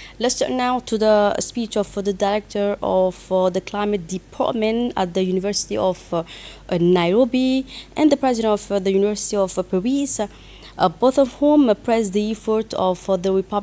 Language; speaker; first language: English; non-native, fluent; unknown